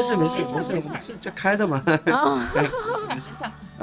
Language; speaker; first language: Chinese; native; Chinese